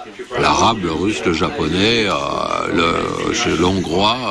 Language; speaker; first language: French; native; French